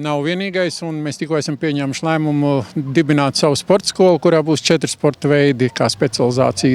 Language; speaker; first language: Latvian; native; Latvian